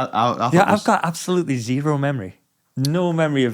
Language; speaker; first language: English; native; English